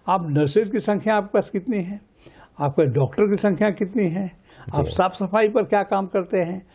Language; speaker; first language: Hindi; native; Hindi